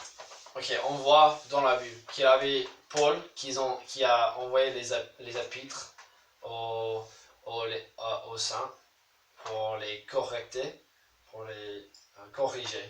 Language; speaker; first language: French; non-native, learner; English